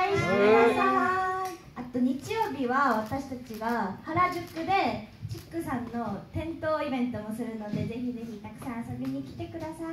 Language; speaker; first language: Japanese; native; Japanese